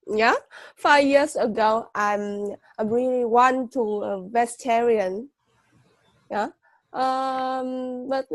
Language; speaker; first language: English; non-native, learner; Vietnamese